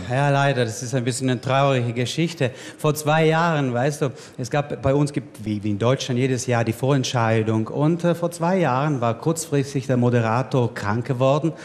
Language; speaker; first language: German; non-native, local second language; Italian